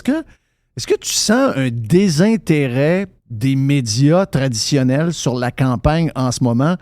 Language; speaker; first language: French; native; French